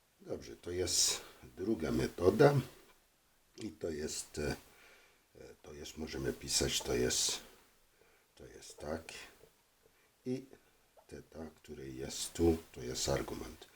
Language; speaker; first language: Polish; non-native, learner; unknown